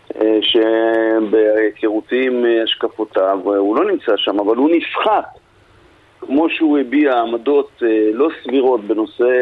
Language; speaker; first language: Hebrew; native; Hebrew